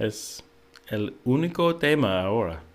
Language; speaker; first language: Spanish; non-native, learner; English